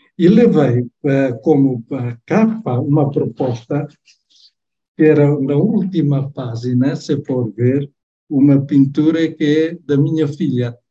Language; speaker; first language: Portuguese; non-native, local second language; Tetum